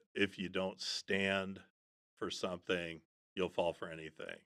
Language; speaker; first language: English; native; English